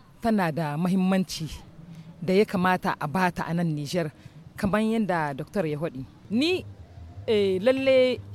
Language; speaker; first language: Hausa; native; Hausa